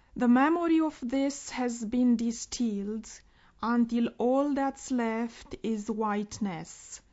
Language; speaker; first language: English; non-native, fluent; Romanian